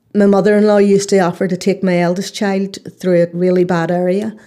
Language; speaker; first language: English; native; English